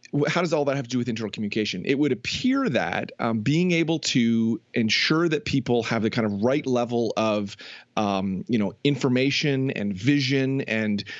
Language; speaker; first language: English; native; English